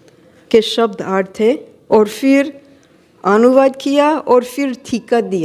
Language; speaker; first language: Hindi; non-native, fluent; English